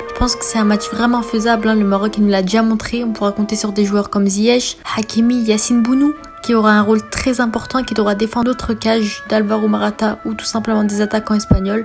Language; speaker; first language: French; native; French